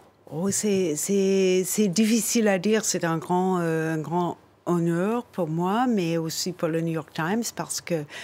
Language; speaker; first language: French; non-native, fluent; English